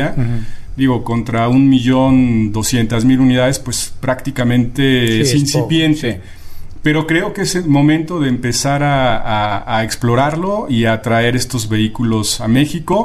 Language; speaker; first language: Spanish; native; Spanish